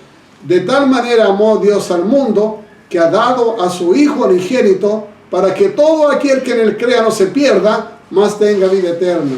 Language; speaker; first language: Spanish; native; Spanish